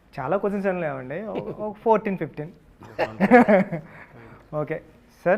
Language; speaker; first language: Telugu; native; Telugu